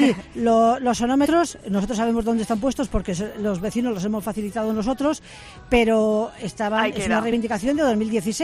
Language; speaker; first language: Spanish; native; Spanish